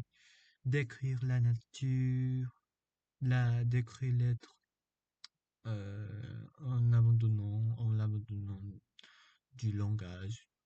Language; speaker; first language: French; non-native, fluent; Korean